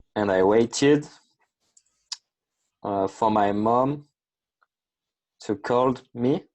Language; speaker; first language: English; non-native, learner; French